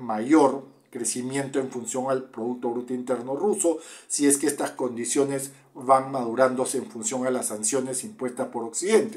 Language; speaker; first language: Spanish; native; Spanish